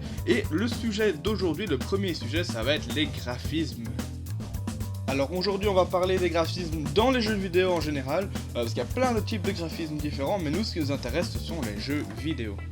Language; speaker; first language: French; native; French